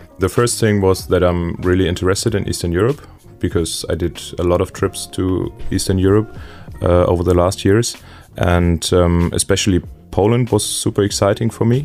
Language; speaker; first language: English; non-native, fluent; German